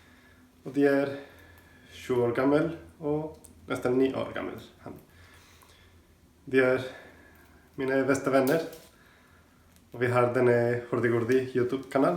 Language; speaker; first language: Norwegian; non-native, learner; Spanish